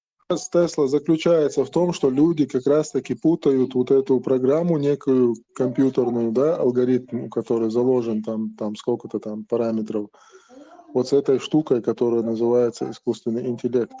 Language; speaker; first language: Russian; non-native, local second language; Chechen